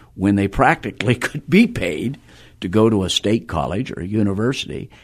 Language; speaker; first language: English; native; English